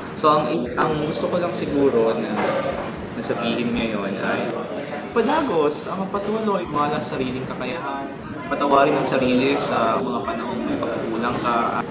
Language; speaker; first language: Filipino; non-native, local second language; Bikol